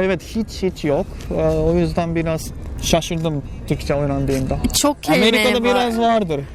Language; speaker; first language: Turkish; non-native, learner; Japanese